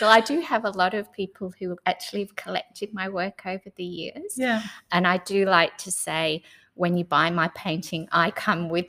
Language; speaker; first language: English; native; English